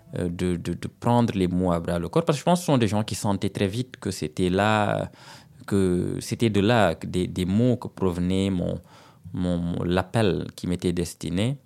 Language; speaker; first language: French; non-native, local second language; Serer